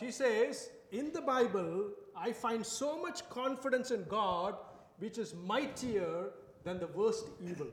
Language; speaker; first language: English; non-native, local second language; Tamil